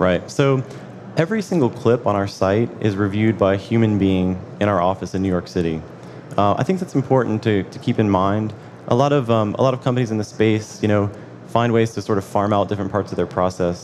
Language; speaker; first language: English; native; English